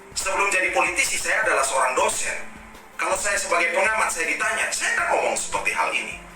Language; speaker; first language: Indonesian; native; Indonesian